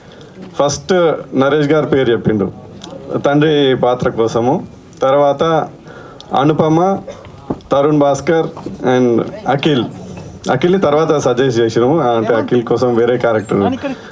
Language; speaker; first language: Telugu; native; Telugu